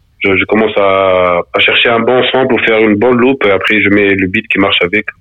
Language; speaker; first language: French; non-native, local second language; Arabic